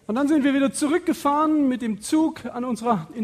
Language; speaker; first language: German; native; German